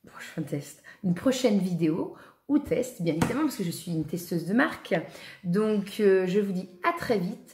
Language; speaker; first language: French; native; French